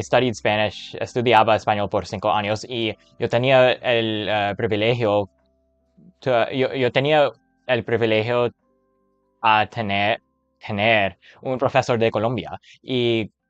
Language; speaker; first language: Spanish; non-native, learner; English